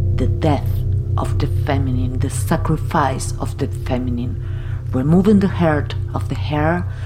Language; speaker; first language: English; non-native, fluent; Spanish